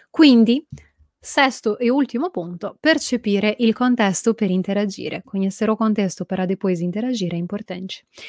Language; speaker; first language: Portuguese; non-native, fluent; Italian